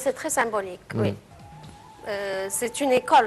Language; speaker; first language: French; non-native, fluent; Arabic